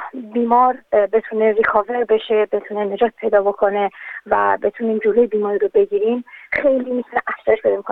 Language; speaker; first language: Persian; native; Persian